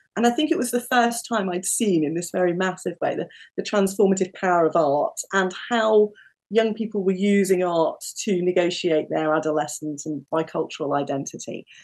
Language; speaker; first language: English; native; English